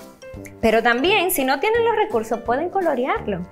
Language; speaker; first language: Spanish; native; Spanish